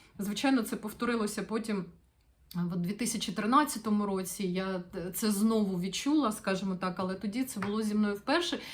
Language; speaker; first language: Ukrainian; non-native, local second language; Russian